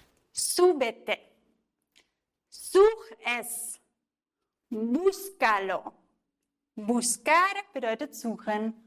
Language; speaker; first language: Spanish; non-native, fluent; German